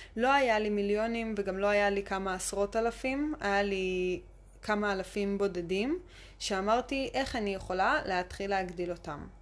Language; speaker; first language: Hebrew; early bilingual, other home language; Russian